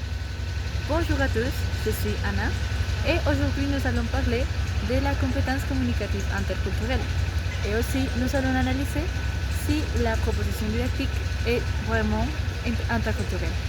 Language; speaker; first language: French; non-native, learner; Spanish